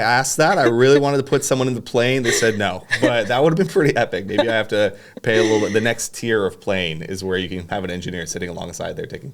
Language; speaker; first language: English; native; English